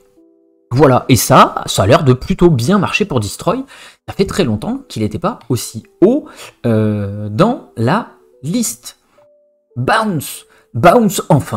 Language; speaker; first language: French; native; French